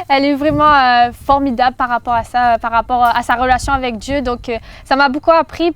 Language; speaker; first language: French; native; French